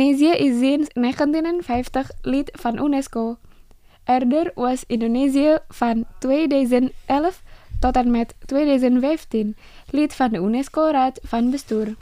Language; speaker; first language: Dutch; non-native, fluent; Indonesian